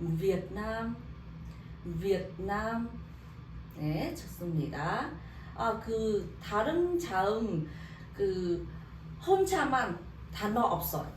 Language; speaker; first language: Korean; non-native, learner; Vietnamese